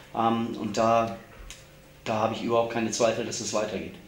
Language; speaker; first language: German; native; German